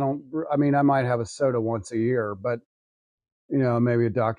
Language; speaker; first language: English; native; English